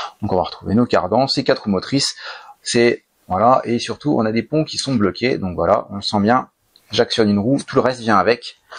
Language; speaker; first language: French; native; French